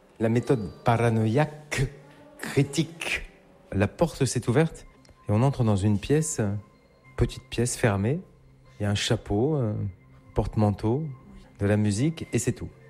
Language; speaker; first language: French; native; French